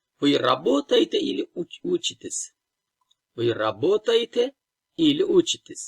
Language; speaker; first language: Russian; non-native, fluent; Turkish